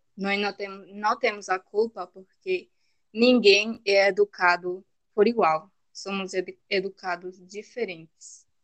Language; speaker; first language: Portuguese; non-native, fluent; Spanish